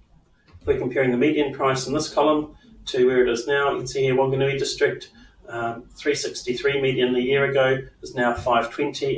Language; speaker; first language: English; native; English